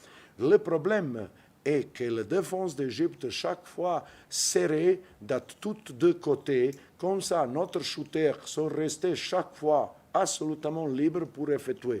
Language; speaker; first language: French; non-native, fluent; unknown